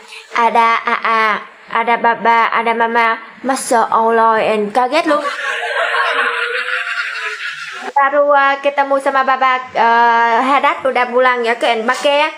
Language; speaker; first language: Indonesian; non-native, learner; Vietnamese